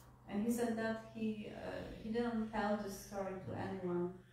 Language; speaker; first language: English; non-native, fluent; Polish